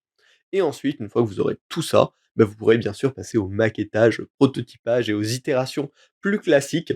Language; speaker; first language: French; native; French